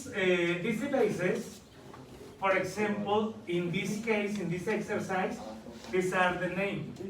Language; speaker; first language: English; non-native, learner; Spanish